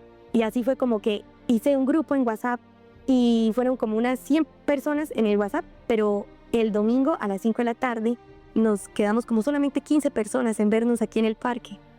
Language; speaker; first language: Spanish; native; Spanish